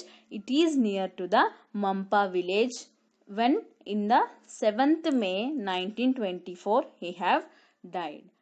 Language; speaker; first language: English; non-native, local second language; Telugu